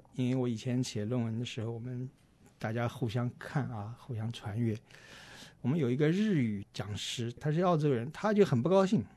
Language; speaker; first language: Chinese; native; Chinese